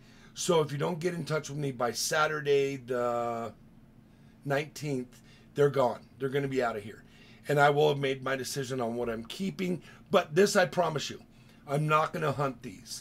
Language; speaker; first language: English; native; English